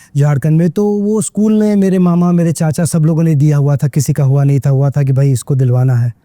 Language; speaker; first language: Hindi; native; Hindi